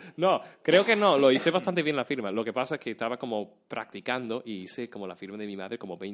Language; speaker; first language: Spanish; non-native, fluent; English